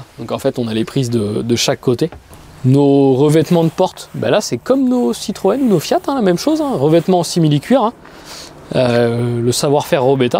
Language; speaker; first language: French; native; French